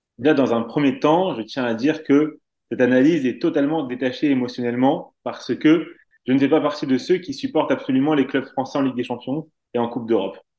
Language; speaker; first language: French; native; French